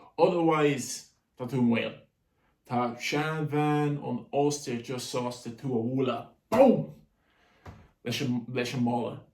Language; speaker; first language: Irish; native; Irish